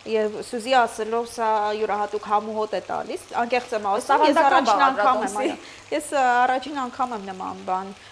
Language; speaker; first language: Armenian; native; Armenian